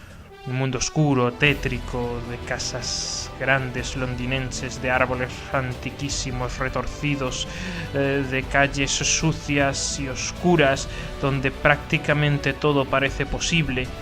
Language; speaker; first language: Spanish; native; Spanish